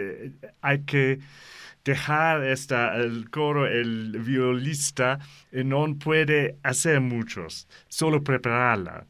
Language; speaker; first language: Spanish; non-native, learner; English